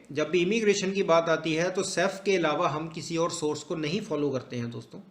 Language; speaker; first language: Hindi; non-native, local second language; Punjabi